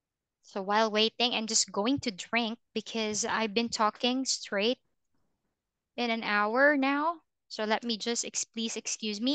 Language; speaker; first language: English; non-native, fluent; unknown